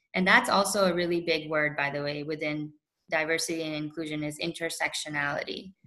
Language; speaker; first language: English; early bilingual, other home language; Urdu